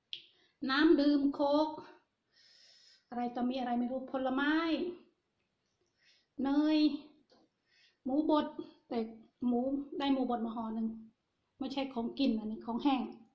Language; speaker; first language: Thai; non-native, local second language; Northeastern Thai